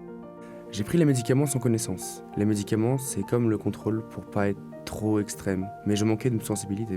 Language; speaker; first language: French; non-native, fluent; Chinese